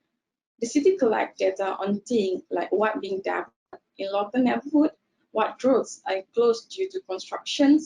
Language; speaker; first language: English; non-native, local second language; Malay